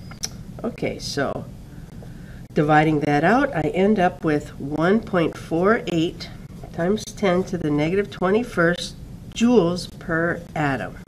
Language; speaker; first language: English; native; English